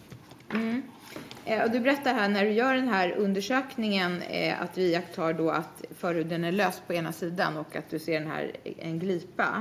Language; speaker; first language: Swedish; native; Swedish